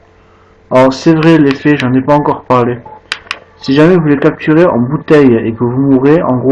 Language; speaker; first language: French; native; French